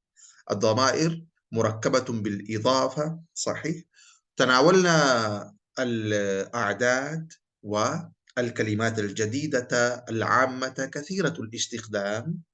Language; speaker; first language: Arabic; non-native, fluent; Urdu